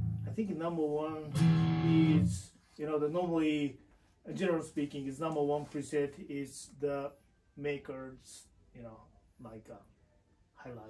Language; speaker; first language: English; non-native, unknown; Japanese